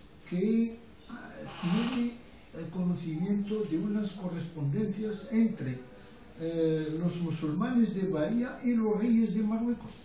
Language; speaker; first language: Spanish; non-native, fluent; Arabic